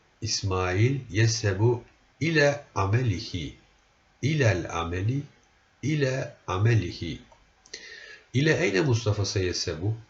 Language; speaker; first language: Arabic; non-native, fluent; Turkish